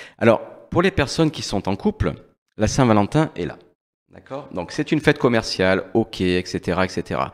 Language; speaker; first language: French; native; French